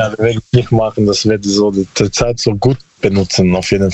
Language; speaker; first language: German; non-native, learner; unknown